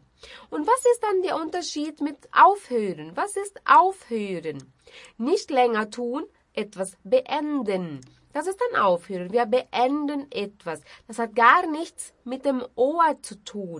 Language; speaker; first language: German; non-native, fluent; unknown